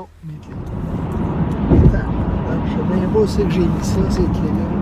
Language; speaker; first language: French; native; French